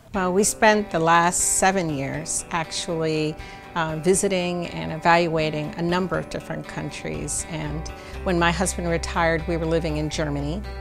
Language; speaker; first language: English; native; English